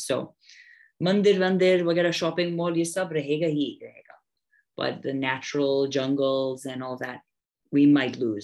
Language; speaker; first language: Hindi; non-native, fluent; English